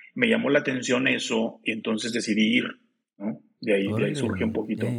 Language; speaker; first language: Spanish; native; Spanish